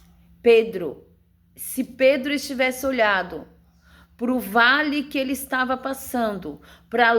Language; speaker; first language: Portuguese; native; Portuguese